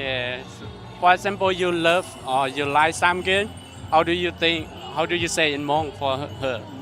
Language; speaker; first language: English; non-native, learner; Hmong